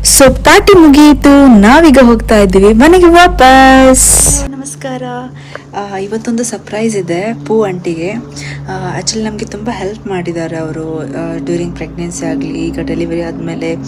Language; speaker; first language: Kannada; non-native, local second language; Konkani